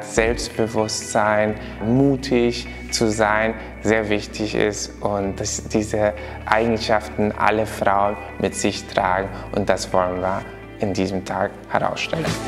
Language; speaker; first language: German; non-native, fluent; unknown